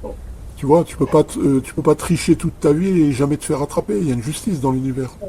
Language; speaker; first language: French; native; French